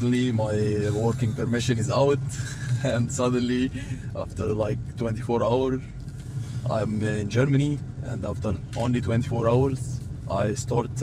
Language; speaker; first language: English; non-native, fluent; Arabic